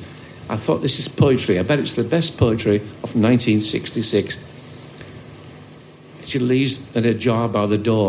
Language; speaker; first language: English; native; English